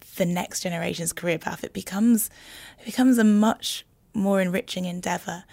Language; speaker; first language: English; native; English